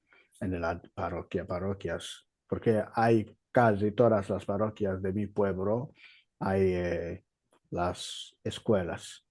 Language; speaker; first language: Spanish; non-native, learner; Igbo